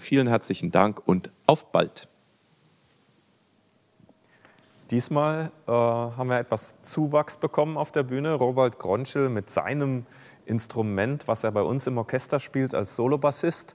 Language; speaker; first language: German; native; German